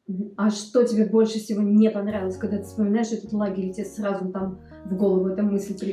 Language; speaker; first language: Russian; native; Russian